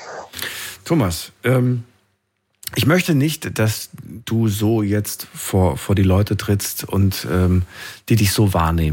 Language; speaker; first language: German; native; German